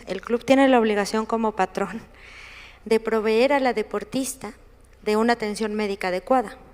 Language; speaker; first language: Spanish; native; Spanish